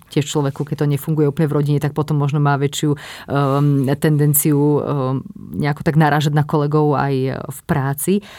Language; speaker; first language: Slovak; native; Slovak